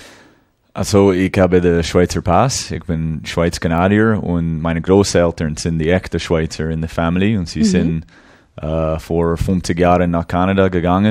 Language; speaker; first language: German; early bilingual, heritage; English